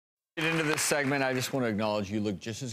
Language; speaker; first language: English; native; English